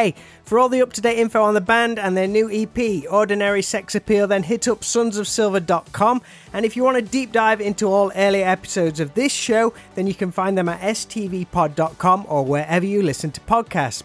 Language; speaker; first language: English; native; English